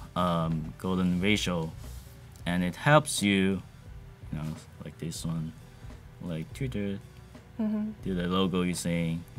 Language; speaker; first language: English; non-native, local second language; Cantonese